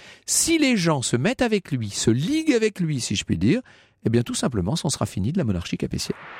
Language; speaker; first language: French; native; French